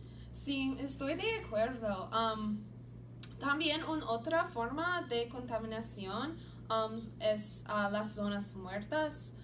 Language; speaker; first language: Spanish; non-native, learner; English